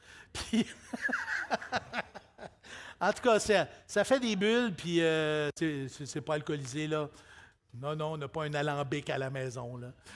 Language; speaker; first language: French; native; French